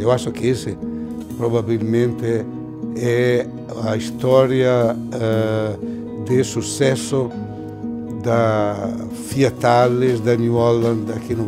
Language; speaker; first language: Portuguese; non-native, fluent; Italian